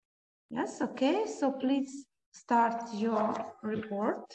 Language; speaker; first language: English; non-native, learner; Ukrainian